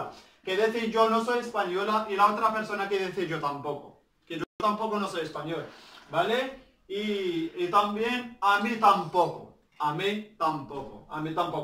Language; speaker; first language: Spanish; non-native, learner; Arabic